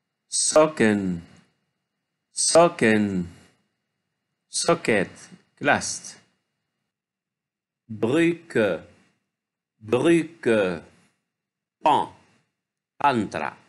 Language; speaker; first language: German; non-native, fluent; Arabic